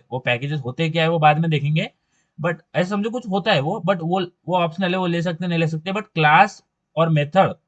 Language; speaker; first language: Hindi; non-native, local second language; Marathi